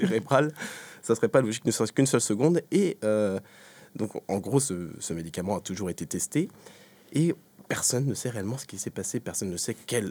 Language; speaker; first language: French; native; French